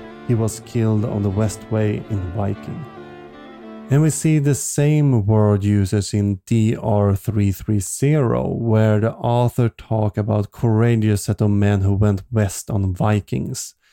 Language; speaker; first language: English; non-native, fluent; Swedish